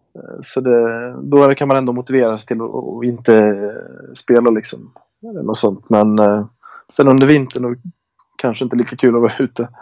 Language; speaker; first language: Swedish; native; Swedish